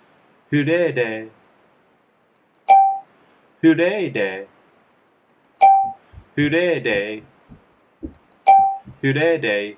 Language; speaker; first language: Swedish; non-native, learner; English